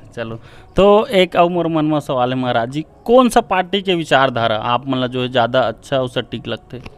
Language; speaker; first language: Hindi; native; Hindi